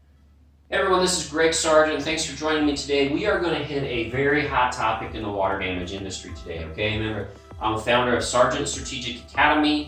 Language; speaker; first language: English; native; English